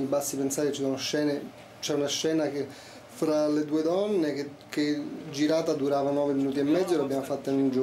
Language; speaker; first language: Italian; native; Italian